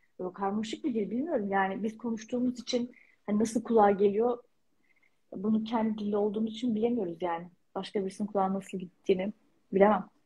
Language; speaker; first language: Turkish; native; Turkish